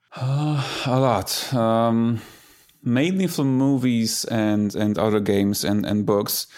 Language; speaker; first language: English; non-native, fluent; Polish